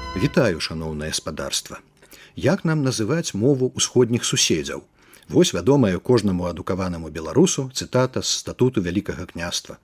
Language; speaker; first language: Belarusian; native; Belarusian